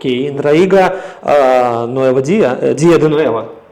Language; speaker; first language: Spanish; non-native, fluent; Russian